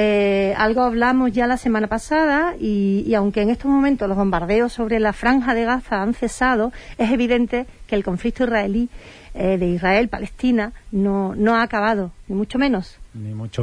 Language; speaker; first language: Spanish; native; Spanish